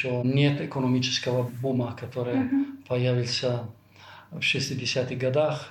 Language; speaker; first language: Russian; non-native, fluent; Italian